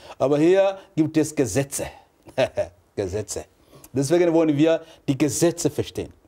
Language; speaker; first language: German; non-native, fluent; French